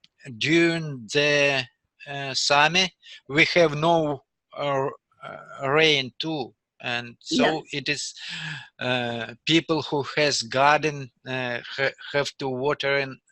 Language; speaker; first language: English; non-native, learner; Russian